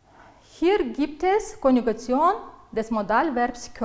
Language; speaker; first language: German; non-native, fluent; Uzbek